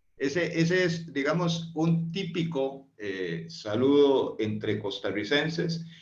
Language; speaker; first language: Spanish; native; Spanish